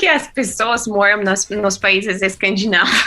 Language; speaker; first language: Portuguese; non-native, fluent; Russian